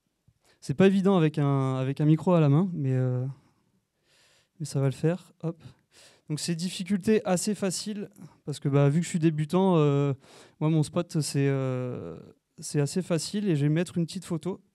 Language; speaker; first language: French; native; French